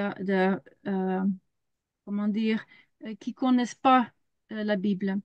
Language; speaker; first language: French; non-native, learner; Dutch